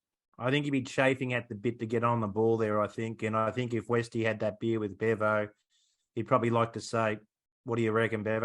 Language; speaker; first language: English; native; English